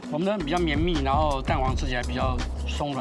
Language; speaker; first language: Chinese; native; Chinese